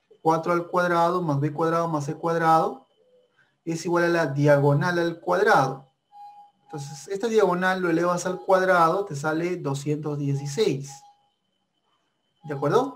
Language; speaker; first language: Spanish; native; Spanish